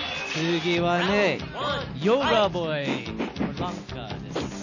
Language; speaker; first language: Japanese; non-native, learner; English